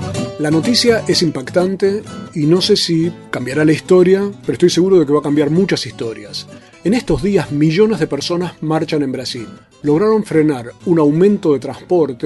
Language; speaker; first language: Spanish; native; Spanish